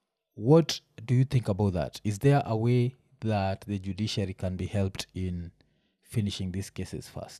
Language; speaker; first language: English; non-native, local second language; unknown